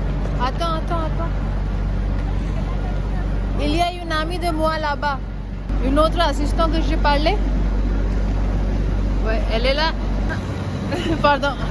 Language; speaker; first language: French; non-native, fluent; Hindi